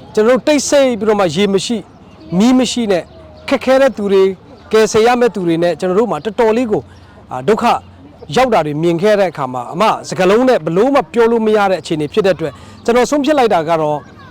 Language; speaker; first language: Burmese; non-native, local second language; Hakha Chin